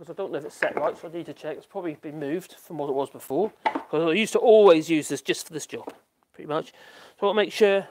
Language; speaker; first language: English; native; English